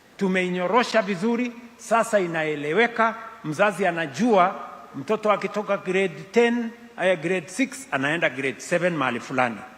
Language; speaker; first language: Swahili; non-native, local second language; Kalenjin